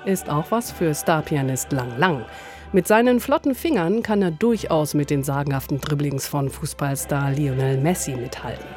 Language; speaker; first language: German; native; German